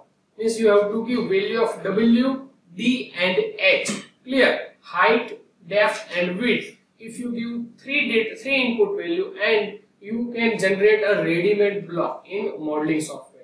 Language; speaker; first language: English; non-native, local second language; Gujarati